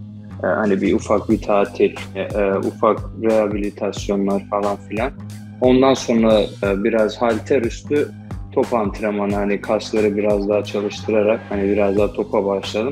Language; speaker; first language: Turkish; native; Turkish